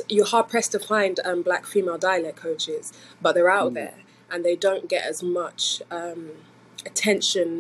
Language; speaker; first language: English; native; English